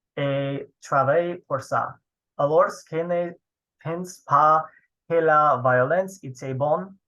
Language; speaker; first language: French; non-native, learner; English